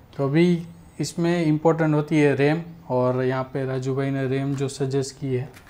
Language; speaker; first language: Hindi; non-native, local second language; Gujarati